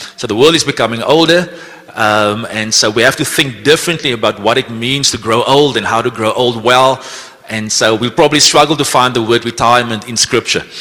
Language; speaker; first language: English; non-native, local second language; Afrikaans